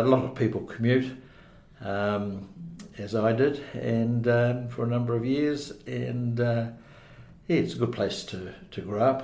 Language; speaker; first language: English; native; English